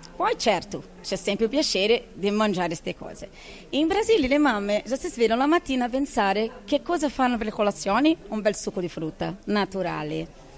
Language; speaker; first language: Italian; non-native, fluent; Portuguese